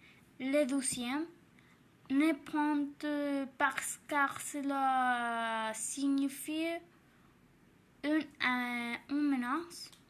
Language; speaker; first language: French; non-native, learner; Spanish